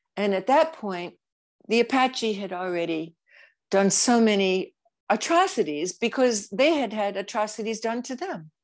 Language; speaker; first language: English; native; English